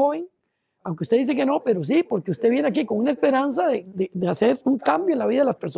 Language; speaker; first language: Spanish; native; Spanish